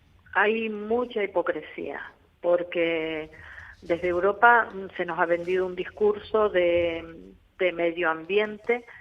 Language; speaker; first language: Spanish; native; Spanish